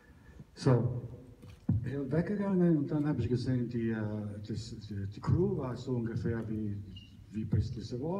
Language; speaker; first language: German; non-native, learner; Italian